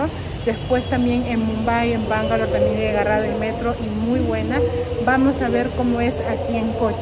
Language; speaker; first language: Spanish; native; Spanish